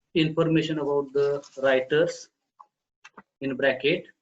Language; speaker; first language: English; non-native, local second language; Marathi